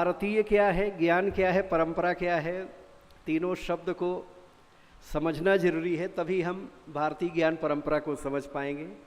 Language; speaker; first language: Hindi; native; Hindi